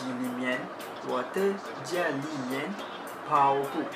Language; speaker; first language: Chinese; non-native, learner; Malay